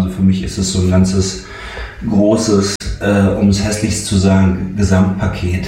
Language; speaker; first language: German; native; German